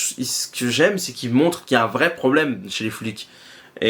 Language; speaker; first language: French; native; French